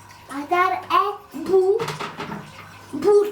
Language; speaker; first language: Swedish; early bilingual, other home language; Somali